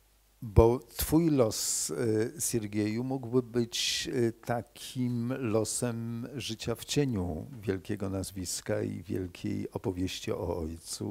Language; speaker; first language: Polish; native; Polish